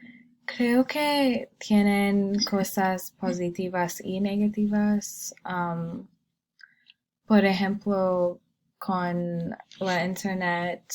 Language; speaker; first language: Spanish; non-native, learner; English